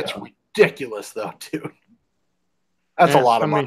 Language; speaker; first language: English; native; English